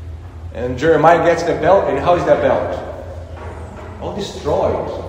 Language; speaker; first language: English; non-native, fluent; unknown